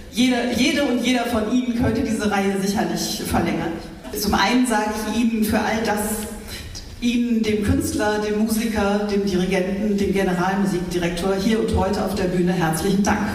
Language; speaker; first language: German; native; German